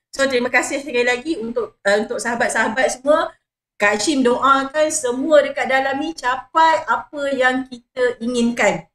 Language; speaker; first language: Malay; native; Malay